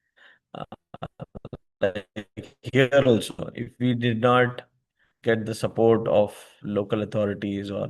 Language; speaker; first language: English; non-native, local second language; Hindi